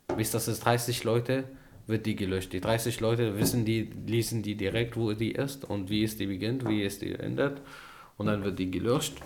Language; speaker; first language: German; non-native, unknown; Arabic